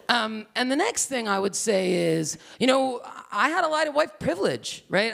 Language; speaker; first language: English; native; English